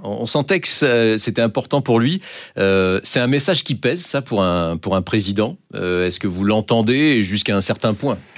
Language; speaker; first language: French; native; French